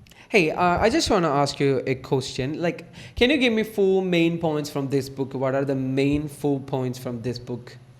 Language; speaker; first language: English; non-native, local second language; Malayalam